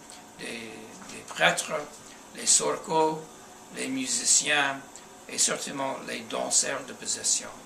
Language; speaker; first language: French; non-native, fluent; English